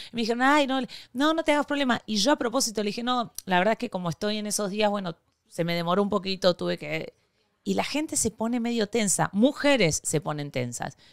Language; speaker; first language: Spanish; native; Spanish